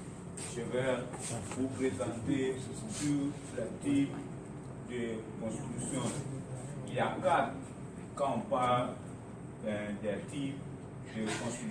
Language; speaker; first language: French; non-native, learner; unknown